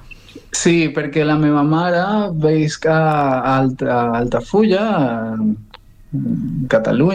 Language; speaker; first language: Catalan; non-native, learner; Spanish